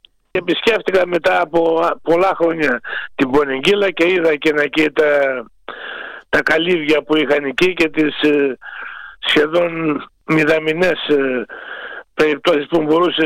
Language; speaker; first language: Greek; native; Greek